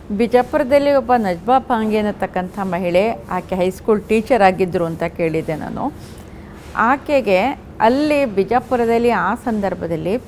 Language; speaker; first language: Kannada; non-native, local second language; Urdu